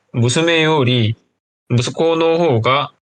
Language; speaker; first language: Japanese; non-native, learner; Korean